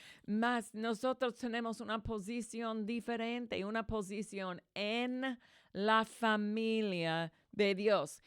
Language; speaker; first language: Spanish; non-native, fluent; English